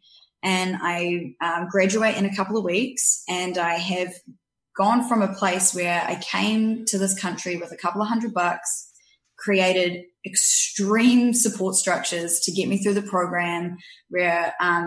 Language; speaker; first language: English; native; English